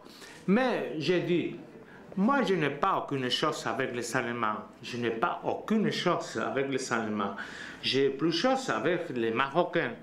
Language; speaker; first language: French; non-native, learner; Spanish